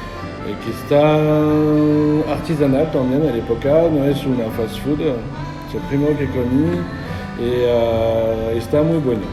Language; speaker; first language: Spanish; non-native, learner; French